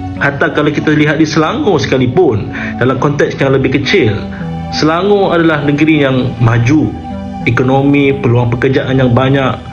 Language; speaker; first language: Malay; native; Malay